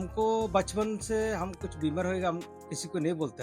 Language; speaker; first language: Hindi; non-native, fluent; Bangla